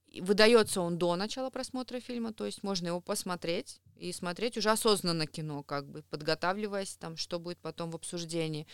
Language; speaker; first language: Russian; native; Russian